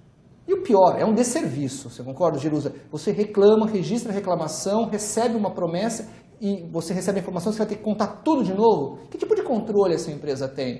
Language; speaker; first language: Portuguese; native; Portuguese